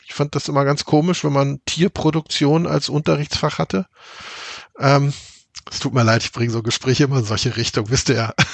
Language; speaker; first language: German; native; German